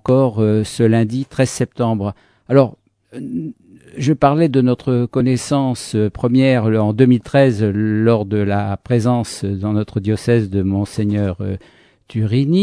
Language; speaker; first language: French; native; French